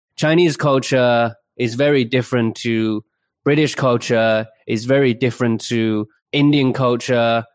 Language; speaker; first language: English; early bilingual, other home language; Chinese